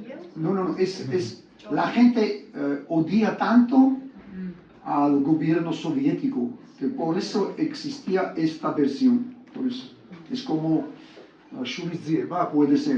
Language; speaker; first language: Spanish; non-native, learner; Georgian